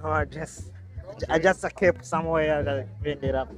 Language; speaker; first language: English; non-native, learner; Kinyarwanda